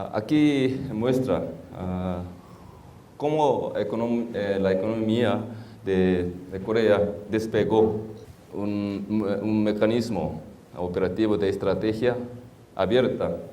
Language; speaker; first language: Spanish; non-native, fluent; Korean